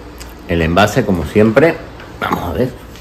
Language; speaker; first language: Spanish; native; Spanish